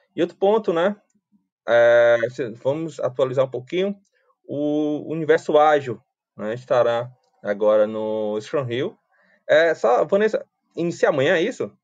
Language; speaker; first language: Portuguese; native; Portuguese